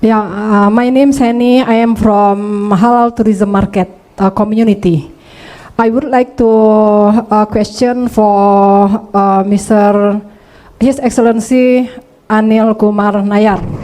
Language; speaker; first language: English; non-native, learner; Indonesian